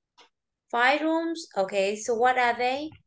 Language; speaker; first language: English; non-native, fluent; Vietnamese